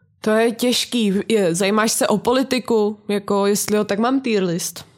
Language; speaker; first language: Czech; native; Czech